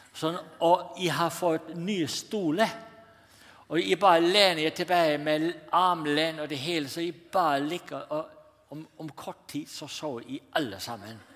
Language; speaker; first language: Norwegian; native; Norwegian